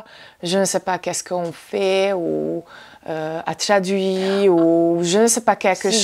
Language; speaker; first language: French; non-native, learner; Hungarian